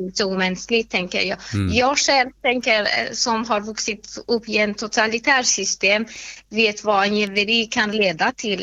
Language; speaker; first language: Swedish; non-native, fluent; Persian